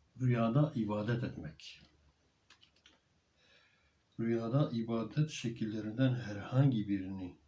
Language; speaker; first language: Turkish; native; Turkish